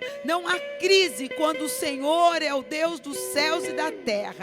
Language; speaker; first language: Portuguese; native; Portuguese